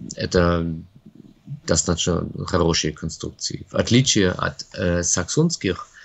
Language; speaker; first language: Russian; non-native, fluent; German